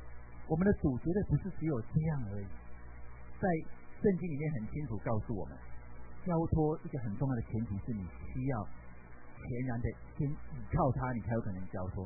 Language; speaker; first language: Chinese; native; Chinese